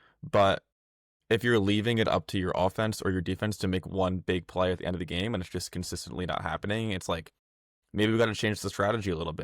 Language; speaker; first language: English; native; English